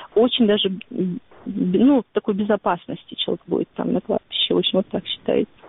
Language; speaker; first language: Russian; non-native, local second language; Ingush